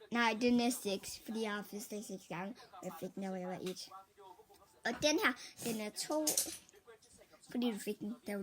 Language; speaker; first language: Danish; early bilingual, other home language; Vietnamese